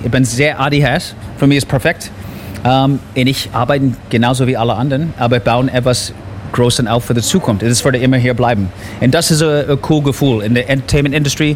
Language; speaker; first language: German; non-native, fluent; English